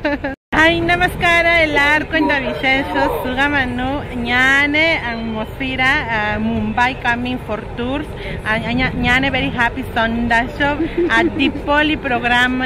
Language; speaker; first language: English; non-native, learner; Spanish